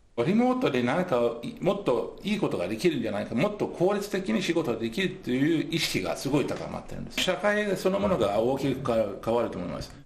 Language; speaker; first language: Japanese; non-native, fluent; Swedish